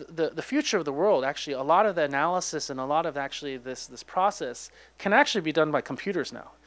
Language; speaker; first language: English; native; English